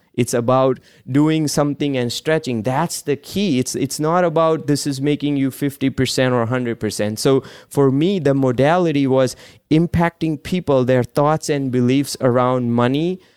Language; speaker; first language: English; non-native, local second language; Gujarati